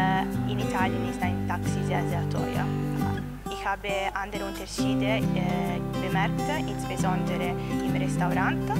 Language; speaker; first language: German; non-native, learner; Italian